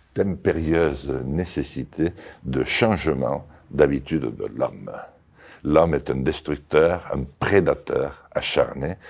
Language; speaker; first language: French; non-native, local second language; Occitan